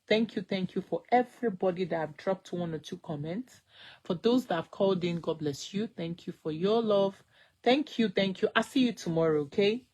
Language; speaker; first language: English; non-native, local second language; Yoruba